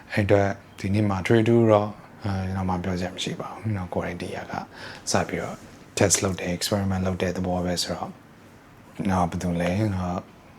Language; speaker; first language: Burmese; early bilingual, heritage; Burmese